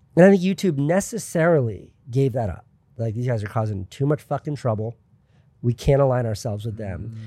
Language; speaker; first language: English; native; English